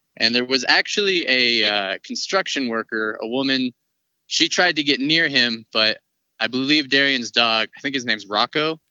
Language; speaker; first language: English; native; English